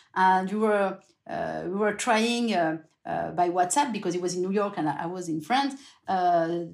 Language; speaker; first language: English; non-native, fluent; French